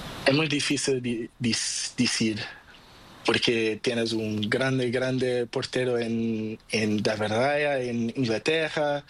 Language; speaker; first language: Spanish; non-native, learner; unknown